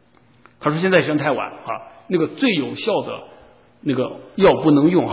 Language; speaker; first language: Chinese; native; Chinese